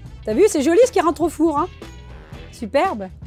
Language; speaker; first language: French; native; French